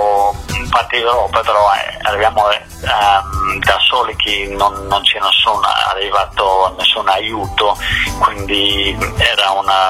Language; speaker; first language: Italian; non-native, fluent; English